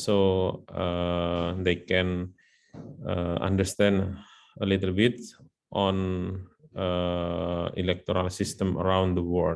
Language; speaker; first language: English; non-native, learner; Indonesian